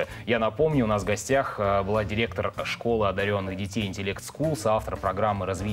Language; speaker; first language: Russian; native; Russian